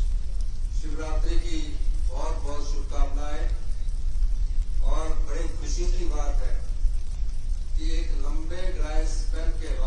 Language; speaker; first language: Hindi; native; Hindi